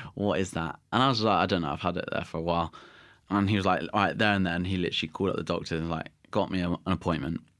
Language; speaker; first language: English; native; English